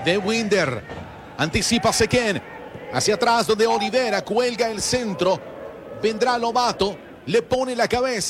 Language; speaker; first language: Spanish; native; Spanish